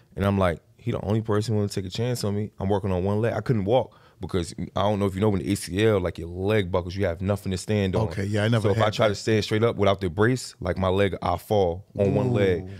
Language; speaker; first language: English; native; English